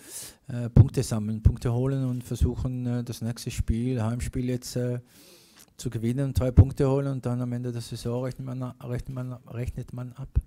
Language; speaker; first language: German; non-native, fluent; Italian